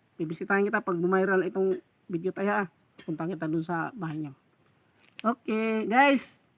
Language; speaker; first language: Filipino; non-native, local second language; Cebuano